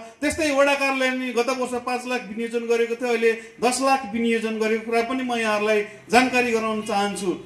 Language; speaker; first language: Nepali; native; Nepali